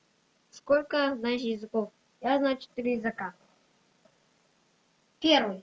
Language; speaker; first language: Russian; non-native, local second language; Kazakh